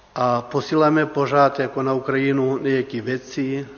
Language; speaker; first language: Czech; non-native, learner; Ukrainian